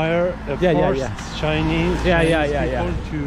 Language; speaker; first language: English; non-native, fluent; French